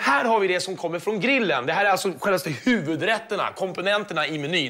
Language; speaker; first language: Swedish; native; Swedish